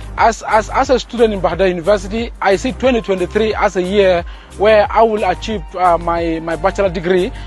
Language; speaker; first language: English; non-native, fluent; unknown